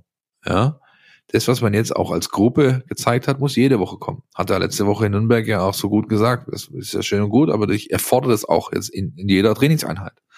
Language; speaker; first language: German; native; German